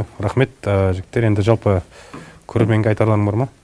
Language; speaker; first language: Kazakh; native; Kazakh